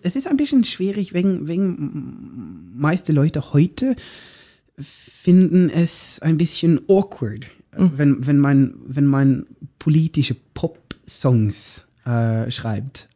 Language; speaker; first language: German; non-native, learner; Norwegian